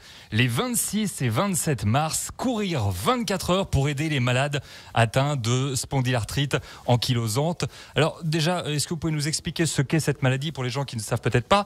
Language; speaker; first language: French; native; French